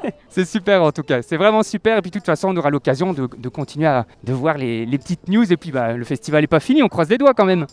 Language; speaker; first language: French; native; French